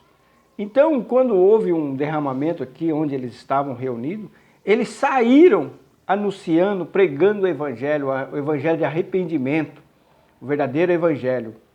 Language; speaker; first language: Portuguese; native; Portuguese